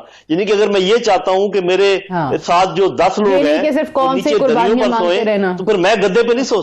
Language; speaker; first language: Urdu; native; Urdu